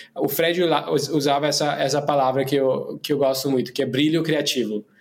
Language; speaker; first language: Portuguese; non-native, fluent; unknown